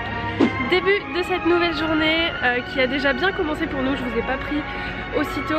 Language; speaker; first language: French; native; French